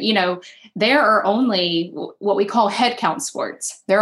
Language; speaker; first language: English; native; English